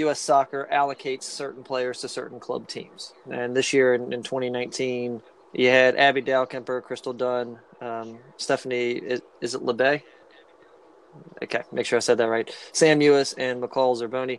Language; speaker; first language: English; native; English